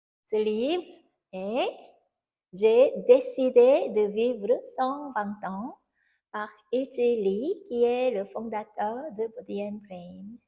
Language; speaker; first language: French; non-native, fluent; Korean